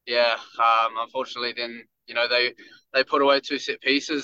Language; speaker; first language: English; native; English